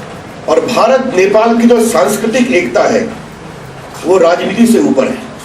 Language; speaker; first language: Hindi; native; Hindi